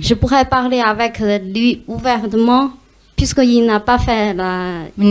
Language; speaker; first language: French; non-native, fluent; Chinese